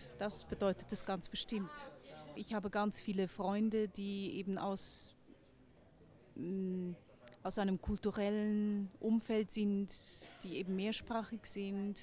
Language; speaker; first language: German; early bilingual, other home language; Hungarian